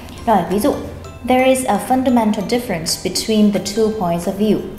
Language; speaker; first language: English; non-native, fluent; Vietnamese